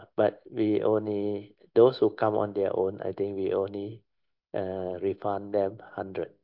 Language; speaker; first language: English; non-native, local second language; Chinese